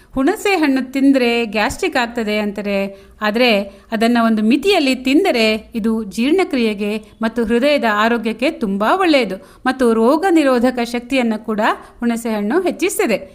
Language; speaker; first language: Kannada; native; Kannada